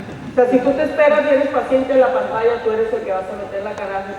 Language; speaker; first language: Spanish; native; Spanish